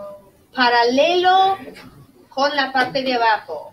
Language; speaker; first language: Spanish; non-native, learner; English